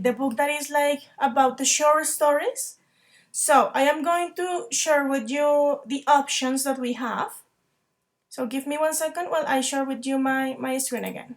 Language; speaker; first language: English; non-native, fluent; Spanish